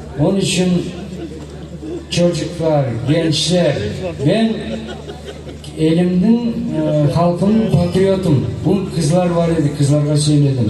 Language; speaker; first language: Turkish; non-native, learner; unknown